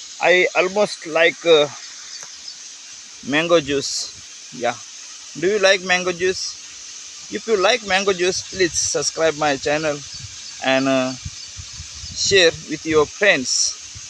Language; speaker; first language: English; non-native, learner; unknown